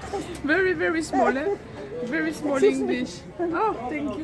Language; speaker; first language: English; non-native, learner; French